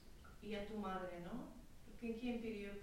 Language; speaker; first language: Spanish; non-native, fluent; Czech